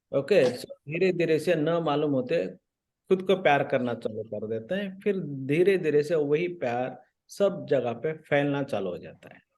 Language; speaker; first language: Hindi; non-native, local second language; Marathi